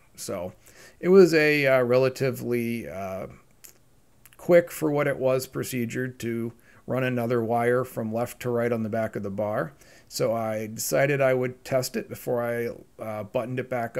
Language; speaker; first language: English; native; English